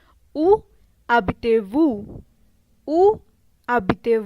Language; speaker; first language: French; non-native, fluent; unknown